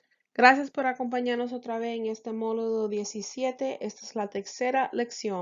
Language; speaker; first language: Spanish; early bilingual, heritage; English